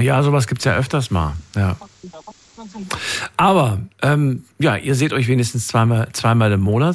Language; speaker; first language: German; native; German